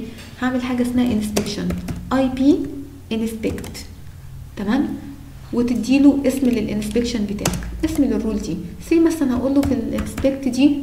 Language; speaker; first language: Arabic; native; Arabic